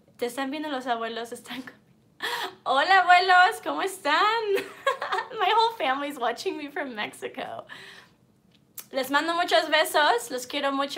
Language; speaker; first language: Spanish; early bilingual, heritage; Spanish